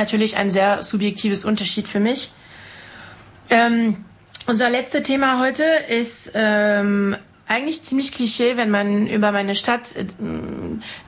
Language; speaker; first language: German; non-native, fluent; French